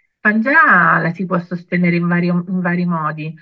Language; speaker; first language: Italian; native; Italian